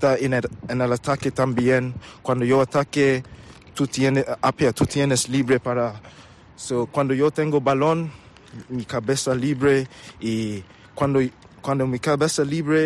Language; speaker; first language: Spanish; non-native, learner; English